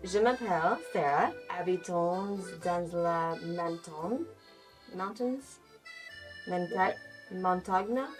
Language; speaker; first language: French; non-native, learner; English